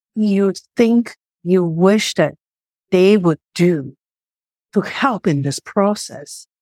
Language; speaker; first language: English; non-native, local second language; Chinese